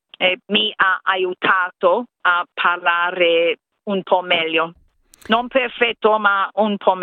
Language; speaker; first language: Italian; non-native, fluent; English